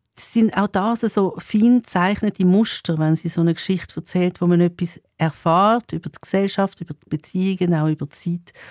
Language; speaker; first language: German; native; German